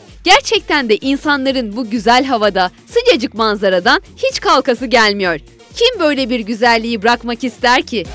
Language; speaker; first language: Turkish; native; Turkish